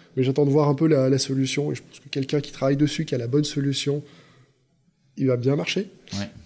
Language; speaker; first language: French; native; French